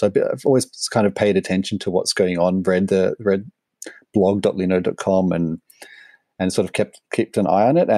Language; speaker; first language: English; native; English